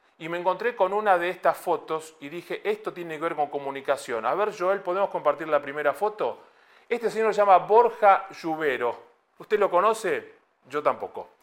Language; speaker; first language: Spanish; native; Spanish